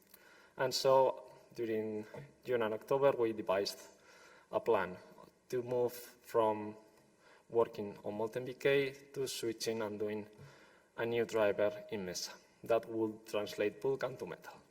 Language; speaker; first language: English; non-native, fluent; Spanish